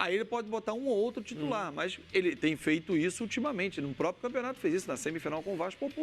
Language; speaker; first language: Portuguese; native; Portuguese